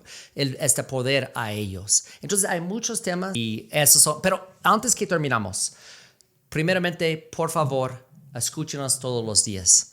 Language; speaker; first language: Spanish; non-native, fluent; English